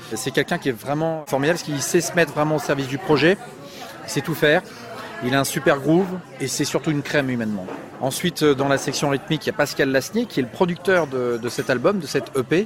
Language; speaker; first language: French; native; French